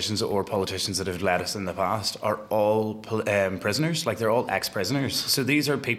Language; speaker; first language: English; native; English